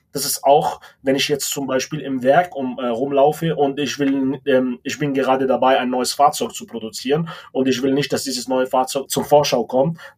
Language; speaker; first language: German; non-native, fluent; Arabic